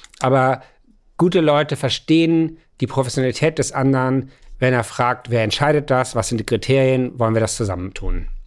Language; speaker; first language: German; native; German